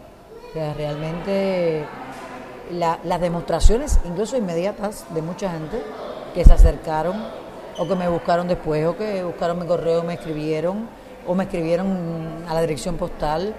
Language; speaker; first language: Spanish; native; Spanish